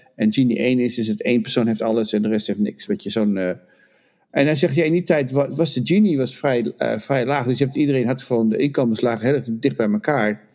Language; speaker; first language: Dutch; native; Dutch